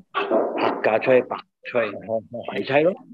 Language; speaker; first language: Chinese; non-native, learner; Indonesian